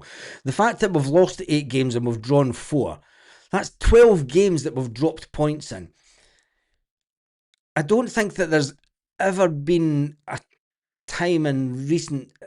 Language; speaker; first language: English; native; English